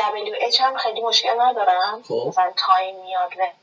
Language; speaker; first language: Persian; native; Persian